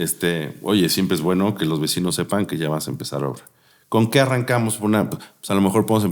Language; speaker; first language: Spanish; native; Spanish